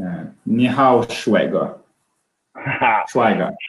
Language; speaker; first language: Chinese; non-native, learner; Swedish